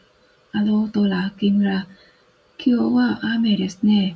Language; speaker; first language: Japanese; non-native, learner; Vietnamese